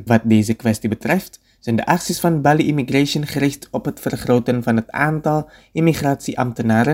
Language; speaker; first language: Dutch; non-native, fluent; Indonesian